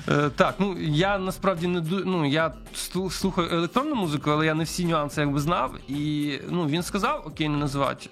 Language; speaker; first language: Ukrainian; non-native, local second language; Russian